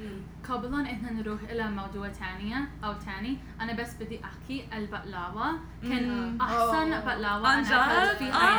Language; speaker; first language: Arabic; non-native, learner; English